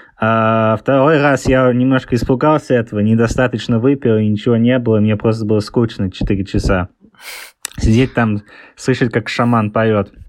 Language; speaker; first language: Russian; early bilingual, heritage; Russian